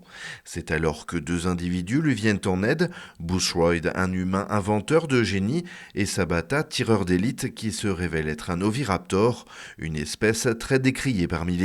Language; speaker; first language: French; native; French